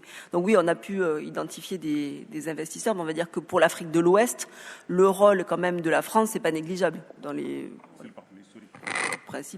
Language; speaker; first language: French; native; French